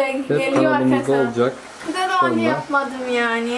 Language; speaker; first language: Turkish; non-native, learner; Indonesian